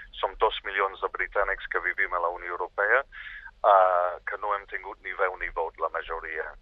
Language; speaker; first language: Catalan; non-native, fluent; English